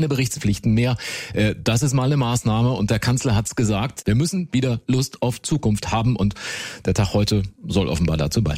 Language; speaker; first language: German; native; German